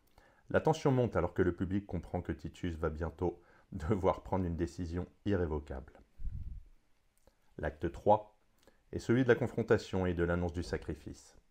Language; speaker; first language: French; native; French